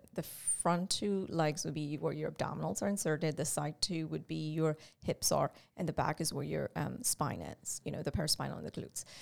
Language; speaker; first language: English; non-native, local second language; Gujarati